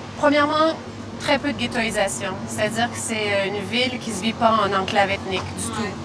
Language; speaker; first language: French; native; French